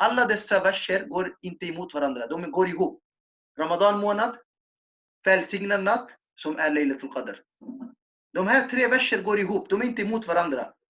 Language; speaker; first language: Swedish; non-native, fluent; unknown